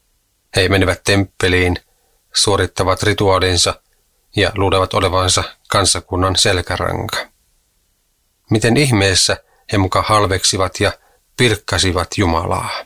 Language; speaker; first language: Finnish; native; Finnish